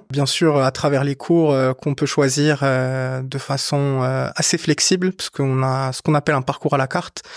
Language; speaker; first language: French; non-native, local second language; Arabic